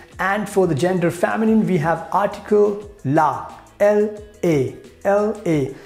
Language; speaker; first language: English; non-native, local second language; Hindi